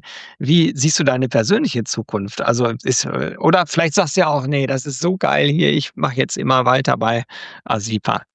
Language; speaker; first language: German; native; German